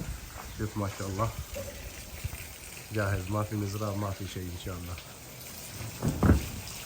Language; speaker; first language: Arabic; non-native, learner; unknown